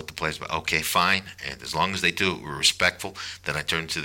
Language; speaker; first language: English; native; English